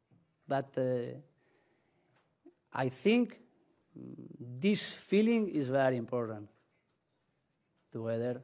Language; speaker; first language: English; non-native, learner; Spanish